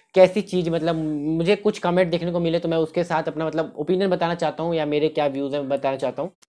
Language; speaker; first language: Hindi; native; Hindi